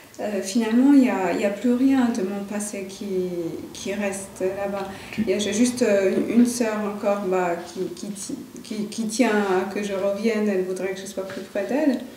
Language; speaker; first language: French; non-native, fluent; Polish